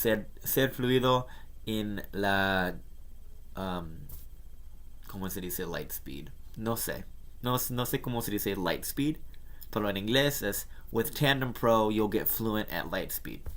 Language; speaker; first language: Spanish; non-native, learner; English